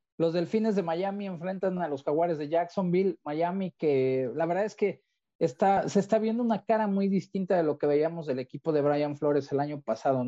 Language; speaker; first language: Spanish; native; Spanish